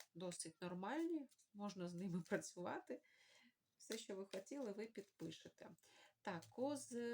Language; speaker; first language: Ukrainian; non-native, local second language; Russian